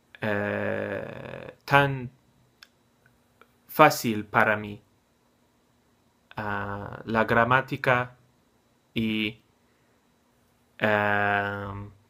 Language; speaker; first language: Spanish; non-native, learner; English